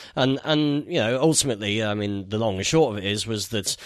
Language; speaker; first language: English; native; English